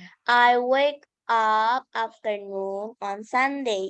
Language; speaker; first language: English; non-native, learner; Indonesian